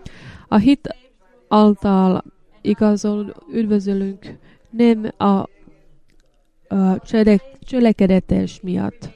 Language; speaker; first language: Hungarian; non-native, learner; Finnish